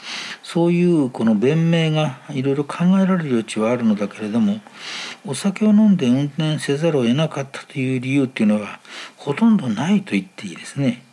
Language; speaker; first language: Japanese; native; Japanese